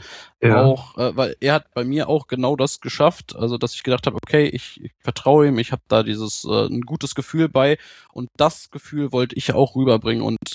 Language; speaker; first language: German; native; German